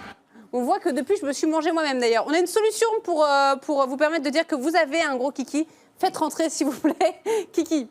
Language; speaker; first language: French; native; French